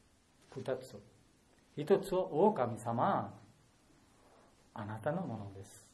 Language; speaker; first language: Japanese; non-native, learner; Bangla